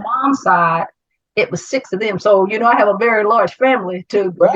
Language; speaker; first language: English; native; English